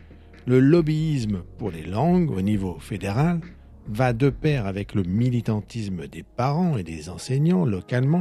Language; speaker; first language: French; native; French